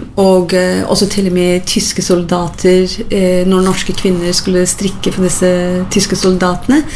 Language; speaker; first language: Norwegian; non-native, fluent; English